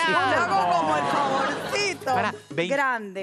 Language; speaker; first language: Spanish; native; Spanish